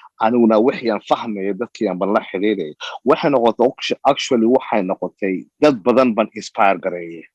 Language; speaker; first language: Somali; early bilingual, heritage; Somali